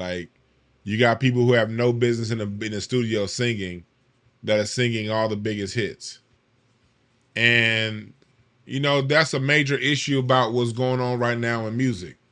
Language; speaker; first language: English; native; English